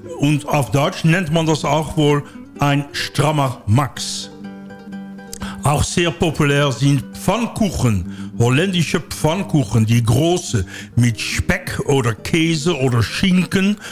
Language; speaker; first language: German; non-native, learner; Dutch